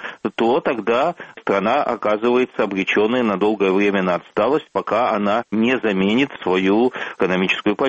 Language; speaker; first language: Russian; native; Russian